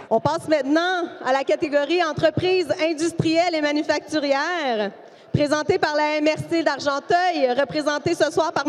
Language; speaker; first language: French; native; French